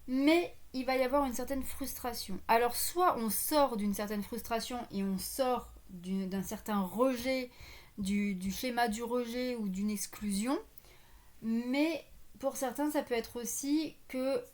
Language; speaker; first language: French; native; French